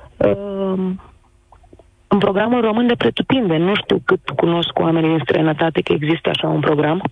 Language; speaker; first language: Romanian; native; Romanian